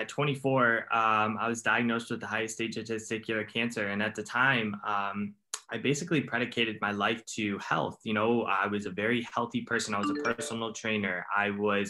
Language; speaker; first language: English; native; English